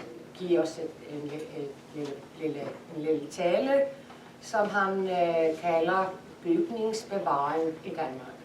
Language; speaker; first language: Danish; non-native, fluent; Icelandic